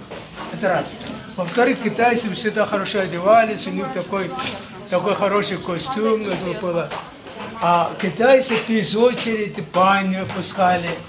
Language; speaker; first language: Russian; non-native, local second language; Tuvinian